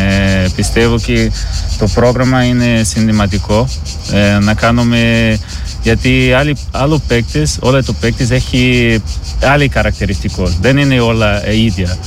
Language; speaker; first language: Greek; non-native, learner; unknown